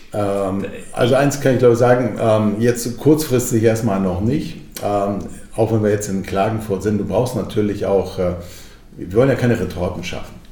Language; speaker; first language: German; early bilingual, other home language; Croatian